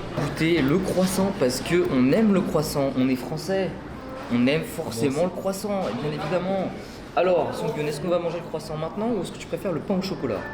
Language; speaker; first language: French; native; French